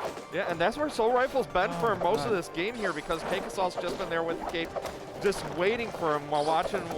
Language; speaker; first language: English; native; English